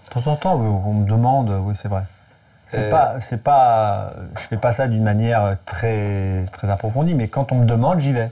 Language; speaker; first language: French; native; French